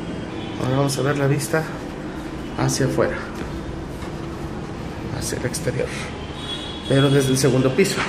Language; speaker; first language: Spanish; native; Spanish